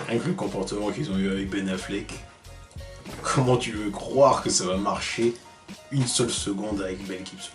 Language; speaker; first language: French; native; French